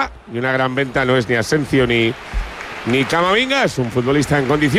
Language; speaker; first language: Spanish; native; Spanish